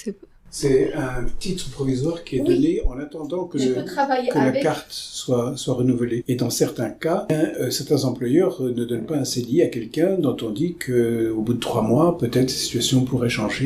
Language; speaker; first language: French; native; French